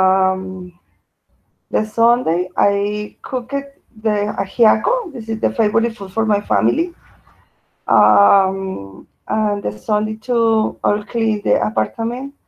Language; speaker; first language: English; non-native, learner; Spanish